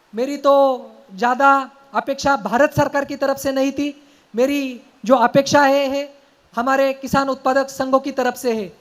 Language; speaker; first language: Hindi; non-native, local second language; Marathi